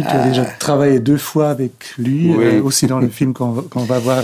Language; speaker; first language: French; non-native, local second language; German